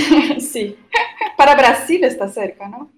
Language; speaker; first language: Spanish; non-native, fluent; Portuguese